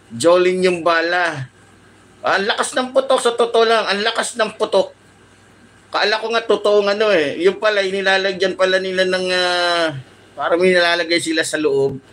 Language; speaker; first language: Filipino; native; Filipino